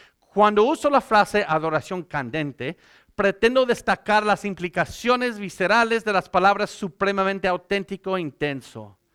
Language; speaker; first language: Spanish; non-native, fluent; English